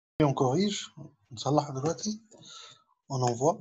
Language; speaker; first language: French; non-native, fluent; Arabic